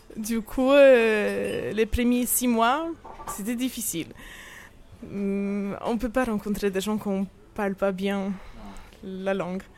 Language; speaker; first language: French; non-native, fluent; Polish